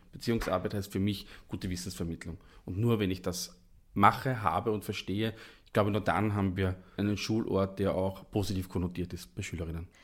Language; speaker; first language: German; native; German